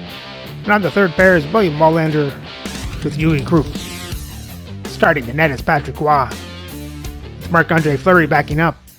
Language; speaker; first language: English; native; English